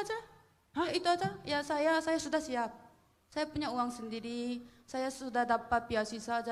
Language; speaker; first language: Indonesian; non-native, fluent; Korean